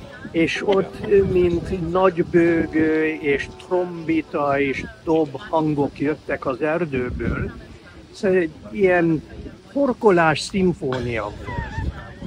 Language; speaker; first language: Hungarian; early bilingual, heritage; Hungarian